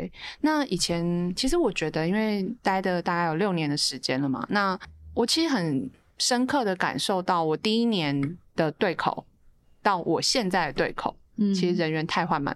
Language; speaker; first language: Chinese; native; Chinese